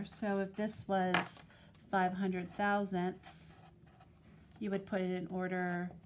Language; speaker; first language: English; native; English